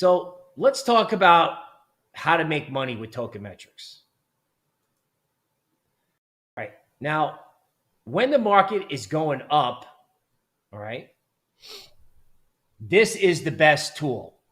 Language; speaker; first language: English; native; English